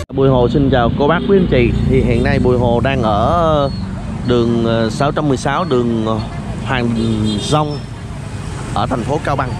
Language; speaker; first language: Vietnamese; native; Vietnamese